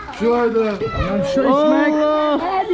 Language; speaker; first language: Arabic; non-native, learner; Turkish